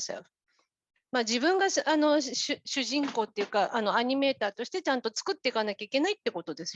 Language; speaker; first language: Japanese; native; Japanese